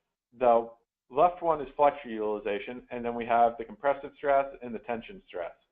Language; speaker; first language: English; native; English